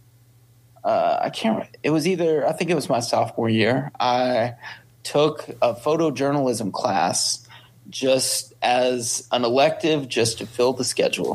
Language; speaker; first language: English; native; English